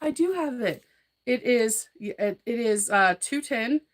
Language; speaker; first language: English; native; English